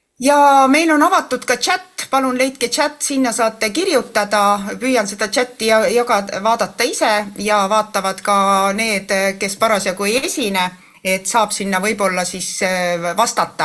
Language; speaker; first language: Estonian; native; Estonian